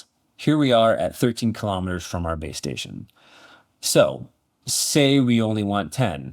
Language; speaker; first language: English; native; English